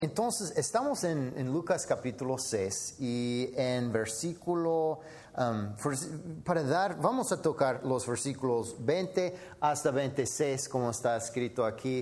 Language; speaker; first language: Spanish; non-native, fluent; English